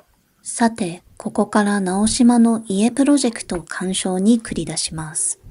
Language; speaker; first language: Japanese; native; Japanese